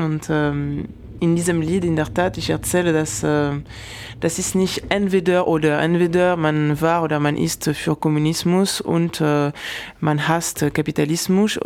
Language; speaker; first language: German; non-native, fluent; French